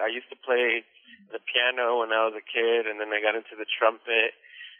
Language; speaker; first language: English; native; English